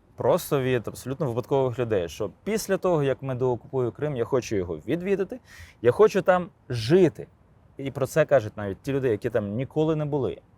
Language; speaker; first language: Ukrainian; non-native, local second language; Crimean Tatar